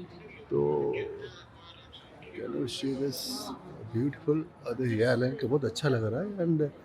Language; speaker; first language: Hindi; non-native, local second language; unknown